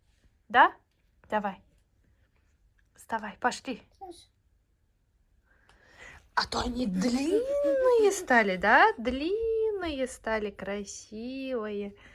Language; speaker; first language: Russian; non-native, fluent; Tajik